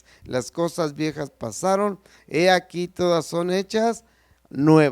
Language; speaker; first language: Spanish; native; Spanish